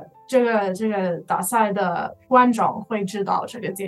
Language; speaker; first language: Chinese; non-native, learner; English